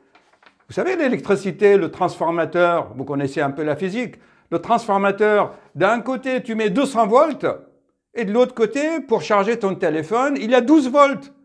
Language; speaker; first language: French; native; French